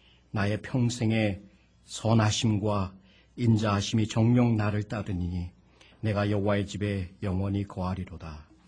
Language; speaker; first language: Korean; native; Korean